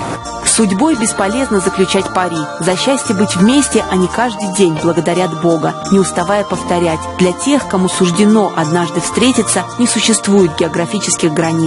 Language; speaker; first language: Russian; native; Russian